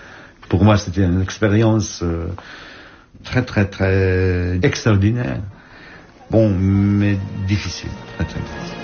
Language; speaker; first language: French; non-native, fluent; Polish